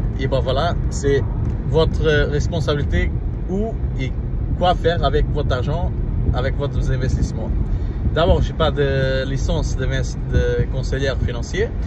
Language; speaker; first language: French; non-native, learner; Portuguese